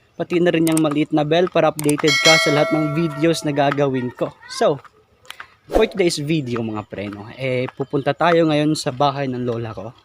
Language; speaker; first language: Filipino; non-native, local second language; Cebuano